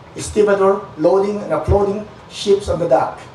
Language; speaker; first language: English; non-native, local second language; Filipino